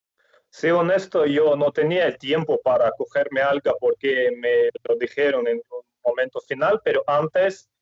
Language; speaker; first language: Spanish; non-native, fluent; Russian